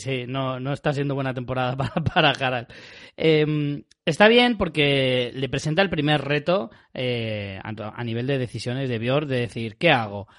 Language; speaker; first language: Spanish; native; Spanish